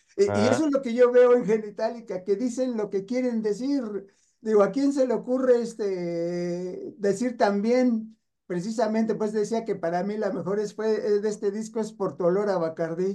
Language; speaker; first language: Spanish; native; Spanish